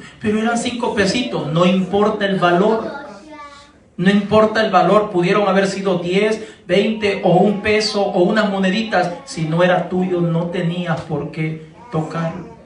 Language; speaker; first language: Spanish; native; Spanish